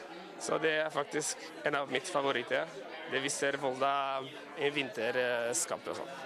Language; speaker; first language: Norwegian; non-native, fluent; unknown